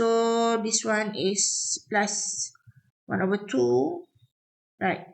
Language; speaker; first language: English; non-native, local second language; Malay